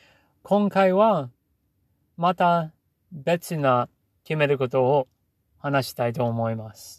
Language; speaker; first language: Japanese; non-native, learner; English